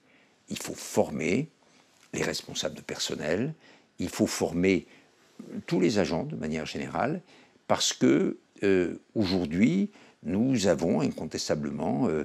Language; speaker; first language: French; native; French